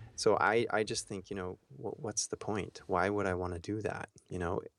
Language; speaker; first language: English; early bilingual, heritage; German